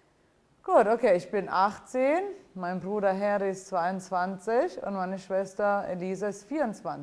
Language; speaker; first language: German; non-native, fluent; Italian